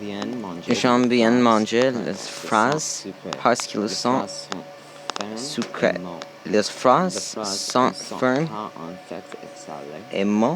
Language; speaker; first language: French; non-native, learner; English